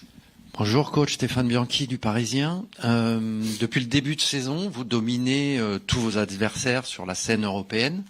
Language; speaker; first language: French; native; French